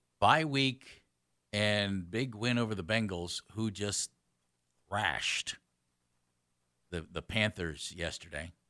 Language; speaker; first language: English; native; English